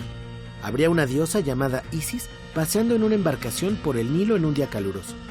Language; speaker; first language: Spanish; native; Spanish